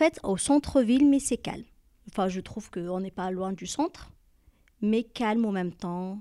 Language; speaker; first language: French; non-native, fluent; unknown